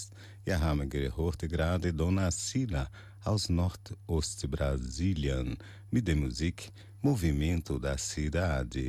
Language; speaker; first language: German; non-native, learner; Portuguese